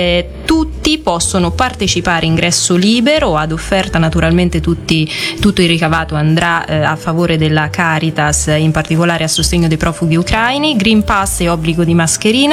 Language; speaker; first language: Italian; native; Italian